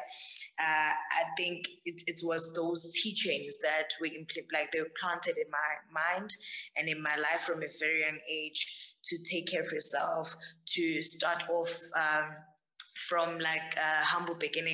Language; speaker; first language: English; non-native, local second language; Zulu